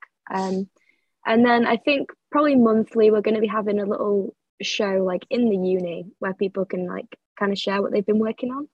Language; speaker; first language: English; native; English